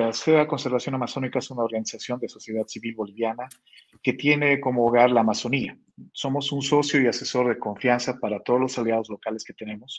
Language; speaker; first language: Spanish; native; Spanish